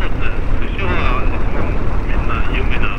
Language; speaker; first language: Japanese; non-native, learner; Mongolian